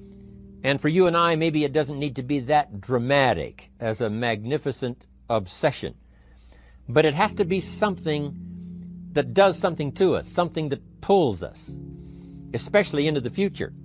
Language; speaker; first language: English; native; English